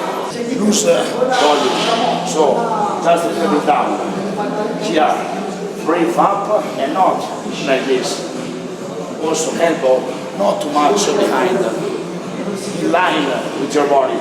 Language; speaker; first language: English; non-native, learner; Italian